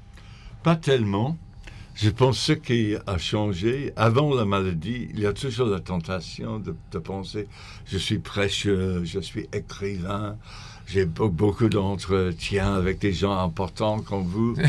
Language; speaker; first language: French; non-native, fluent; English